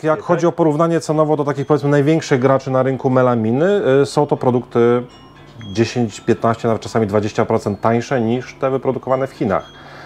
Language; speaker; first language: Polish; native; Polish